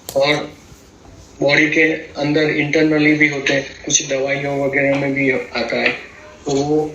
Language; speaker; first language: Hindi; non-native, local second language; Gujarati